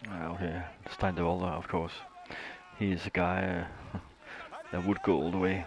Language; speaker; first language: English; non-native, fluent; Danish